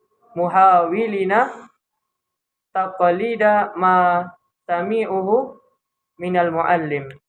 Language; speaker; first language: Arabic; non-native, learner; Indonesian